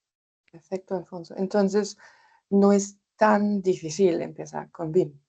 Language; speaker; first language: Spanish; non-native, fluent; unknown